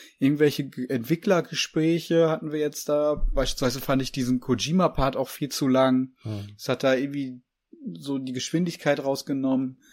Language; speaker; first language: German; native; German